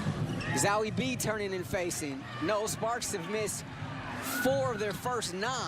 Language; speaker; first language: English; native; English